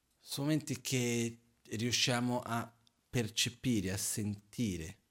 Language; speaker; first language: Italian; non-native, fluent; Portuguese